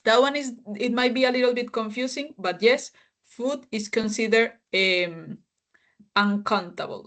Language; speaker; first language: English; non-native, fluent; Spanish